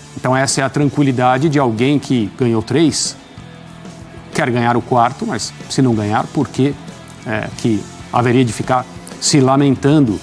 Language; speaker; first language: Portuguese; native; Portuguese